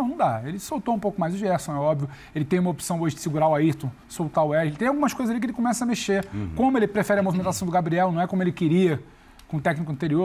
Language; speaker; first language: Portuguese; native; Portuguese